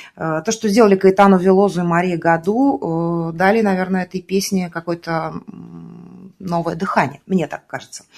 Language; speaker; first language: Russian; native; Russian